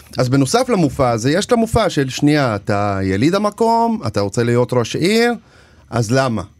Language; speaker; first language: Hebrew; non-native, local second language; Arabic